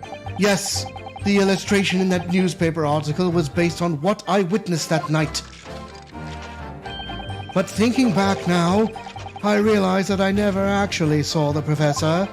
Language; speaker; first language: English; native; English